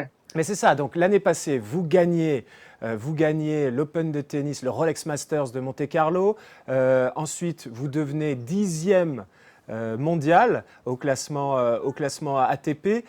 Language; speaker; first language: French; native; French